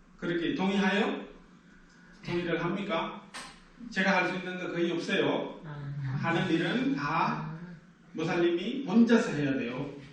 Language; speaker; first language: Korean; non-native, fluent; Sinhala